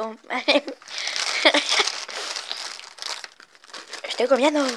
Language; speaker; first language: Spanish; native; Spanish